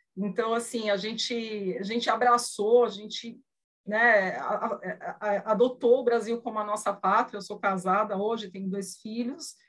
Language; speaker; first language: Portuguese; early bilingual, other home language; Spanish